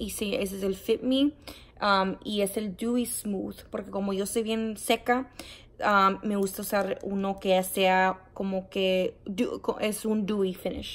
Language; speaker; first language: Spanish; early bilingual, heritage; Spanish